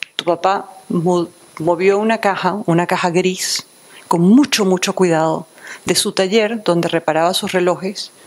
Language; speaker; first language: Spanish; native; Spanish